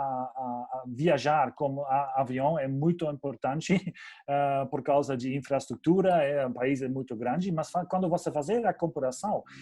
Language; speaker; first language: Portuguese; non-native, fluent; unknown